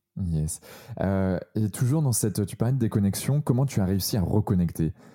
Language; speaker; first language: French; native; French